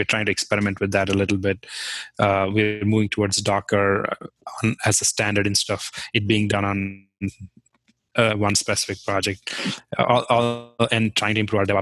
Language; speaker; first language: English; non-native, local second language; Kashmiri